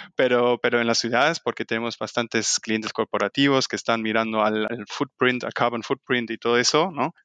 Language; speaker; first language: Spanish; non-native, fluent; German